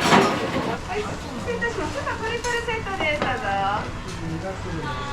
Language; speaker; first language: Japanese; native; Japanese